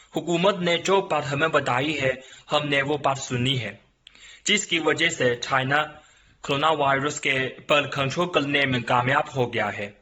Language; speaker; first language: Urdu; non-native, learner; Chinese